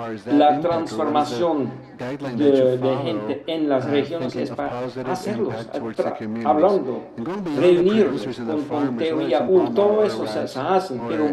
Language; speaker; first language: Spanish; non-native, fluent; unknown